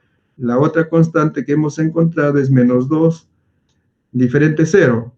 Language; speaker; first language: Spanish; native; Spanish